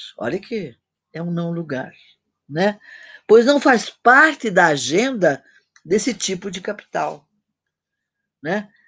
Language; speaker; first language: Portuguese; native; Portuguese